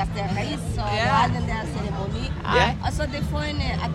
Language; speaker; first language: Danish; non-native, fluent; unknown